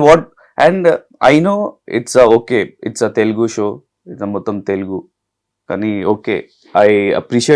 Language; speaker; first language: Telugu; non-native, learner; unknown